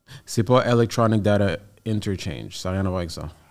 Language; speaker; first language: French; native; French